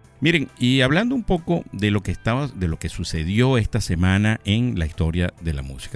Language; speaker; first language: Spanish; native; Spanish